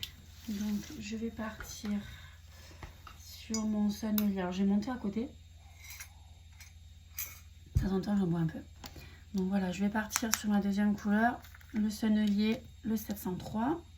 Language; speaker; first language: French; native; French